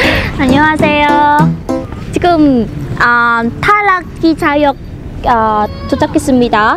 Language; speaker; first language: Korean; non-native, learner; Vietnamese